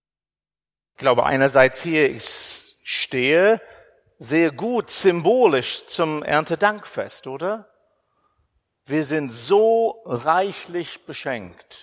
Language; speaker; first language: German; non-native, fluent; English